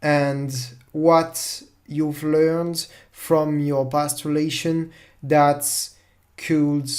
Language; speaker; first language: English; non-native, fluent; French